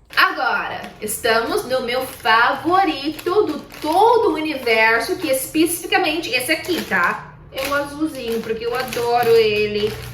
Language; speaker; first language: Portuguese; non-native, fluent; English